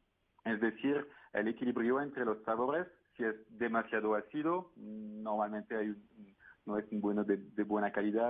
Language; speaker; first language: Spanish; non-native, fluent; French